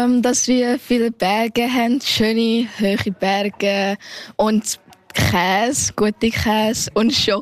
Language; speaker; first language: German; early bilingual, heritage; German